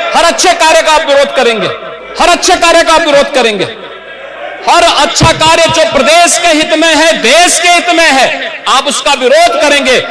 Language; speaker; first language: Hindi; native; Hindi